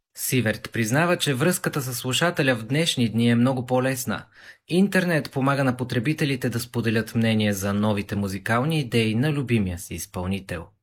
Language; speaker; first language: Bulgarian; native; Bulgarian